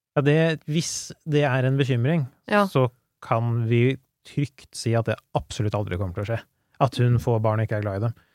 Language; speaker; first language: Norwegian; early bilingual, other home language; Persian